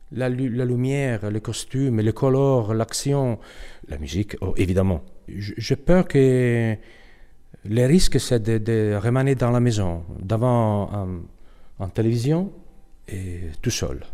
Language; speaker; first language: French; non-native, learner; Italian